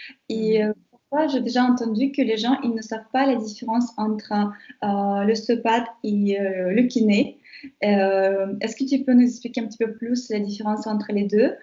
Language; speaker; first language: French; non-native, fluent; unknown